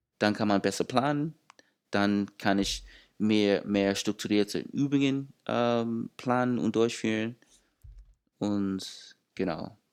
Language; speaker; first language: German; non-native, fluent; English